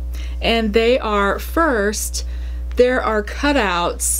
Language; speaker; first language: English; native; English